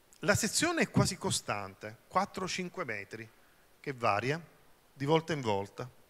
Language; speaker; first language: Italian; native; Italian